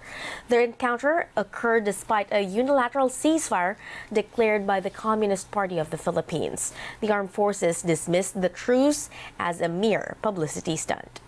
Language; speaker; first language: English; non-native, local second language; Filipino